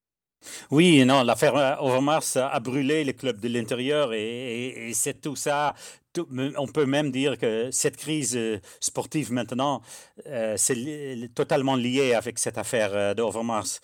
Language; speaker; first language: French; non-native, fluent; Dutch